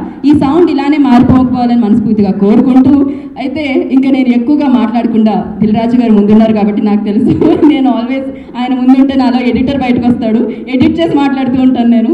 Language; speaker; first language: Telugu; native; Telugu